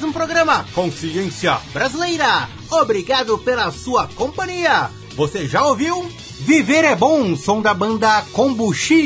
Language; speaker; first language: Portuguese; native; Portuguese